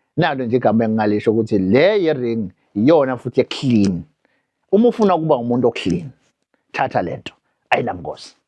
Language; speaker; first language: Zulu; non-native, local second language; Swati